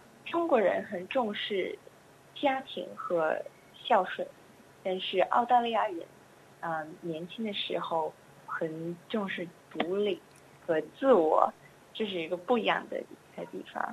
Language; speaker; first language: Chinese; non-native, fluent; English